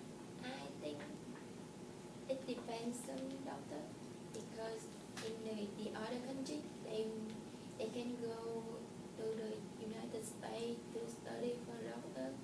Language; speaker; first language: English; non-native, learner; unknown